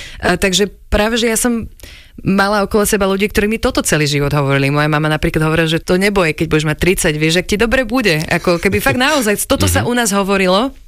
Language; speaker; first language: Slovak; early bilingual, other home language; English